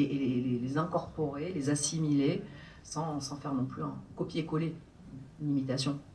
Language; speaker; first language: French; native; French